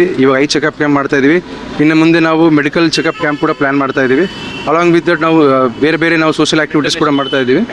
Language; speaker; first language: Kannada; native; Kannada